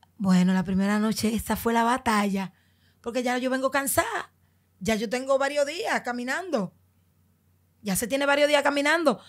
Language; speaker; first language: Spanish; native; Spanish